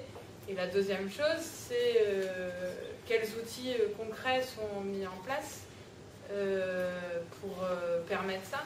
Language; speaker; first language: French; native; French